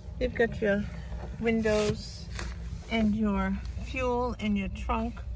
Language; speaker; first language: English; native; English